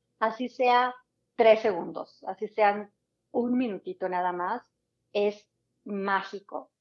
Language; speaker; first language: Spanish; native; Spanish